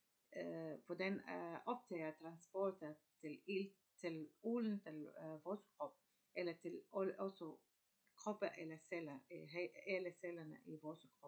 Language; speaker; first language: Danish; non-native, learner; Arabic